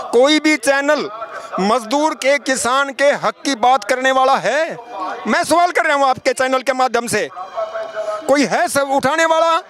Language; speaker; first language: Hindi; native; Hindi